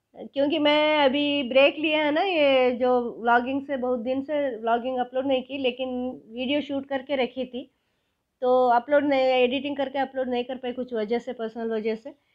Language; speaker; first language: Hindi; non-native, local second language; Kannada